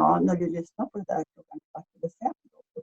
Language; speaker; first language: Swedish; native; Swedish